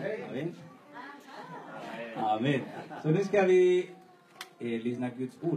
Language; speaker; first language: Swedish; non-native, fluent; Spanish